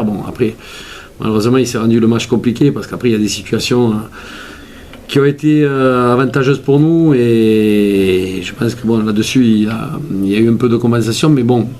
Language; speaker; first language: French; native; French